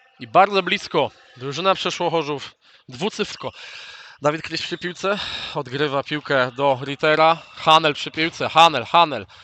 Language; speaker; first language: Polish; native; Polish